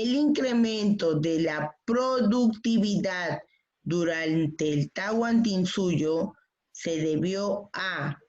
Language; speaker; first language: Spanish; native; Spanish